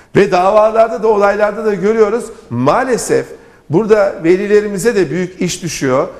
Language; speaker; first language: Turkish; native; Turkish